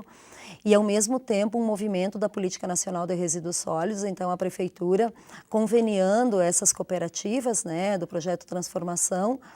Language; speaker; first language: Portuguese; native; Portuguese